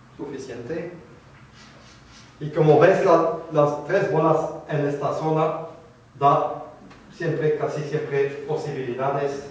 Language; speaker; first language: Spanish; non-native, fluent; French